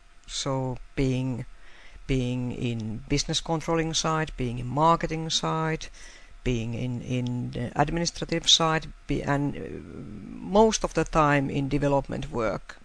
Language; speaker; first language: English; non-native, fluent; Finnish